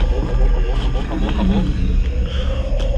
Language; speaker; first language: Portuguese; native; Portuguese